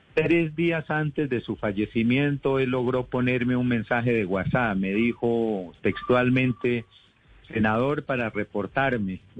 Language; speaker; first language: Spanish; native; Spanish